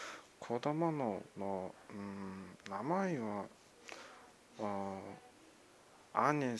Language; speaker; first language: Japanese; non-native, learner; Mongolian